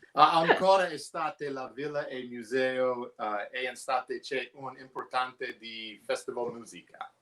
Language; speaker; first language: Italian; non-native, learner; English